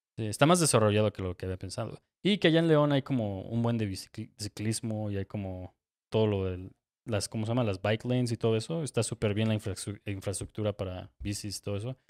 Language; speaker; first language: Spanish; native; Spanish